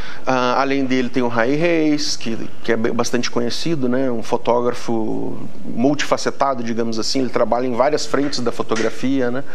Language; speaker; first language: Portuguese; native; Portuguese